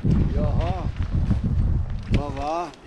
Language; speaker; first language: Swedish; non-native, fluent; German